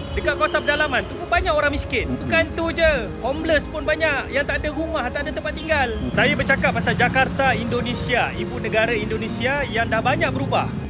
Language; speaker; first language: Malay; native; Malay